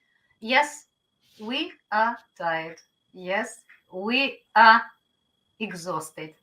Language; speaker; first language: English; non-native, learner; Ukrainian